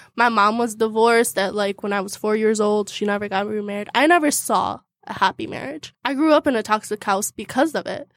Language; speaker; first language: English; early bilingual, heritage; Arabic